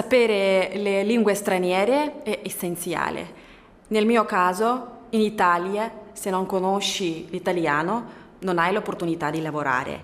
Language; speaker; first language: Italian; non-native, fluent; Lithuanian